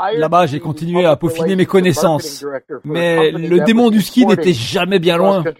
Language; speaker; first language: French; non-native, fluent; English